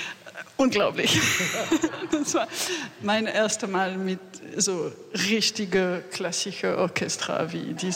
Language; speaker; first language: German; non-native, learner; French